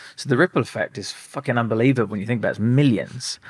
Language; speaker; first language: English; native; English